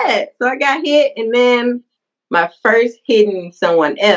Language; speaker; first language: English; native; English